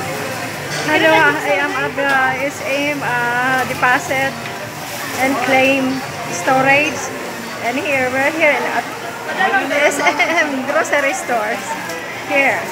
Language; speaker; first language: English; non-native, local second language; Filipino